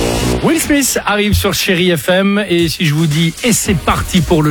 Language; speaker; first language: French; native; French